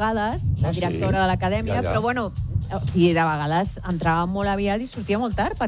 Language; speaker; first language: Catalan; non-native, local second language; Spanish